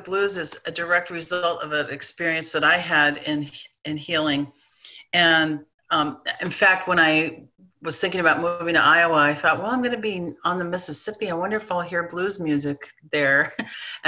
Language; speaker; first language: English; native; English